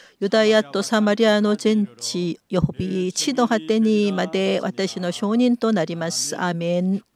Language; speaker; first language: Japanese; non-native, fluent; Korean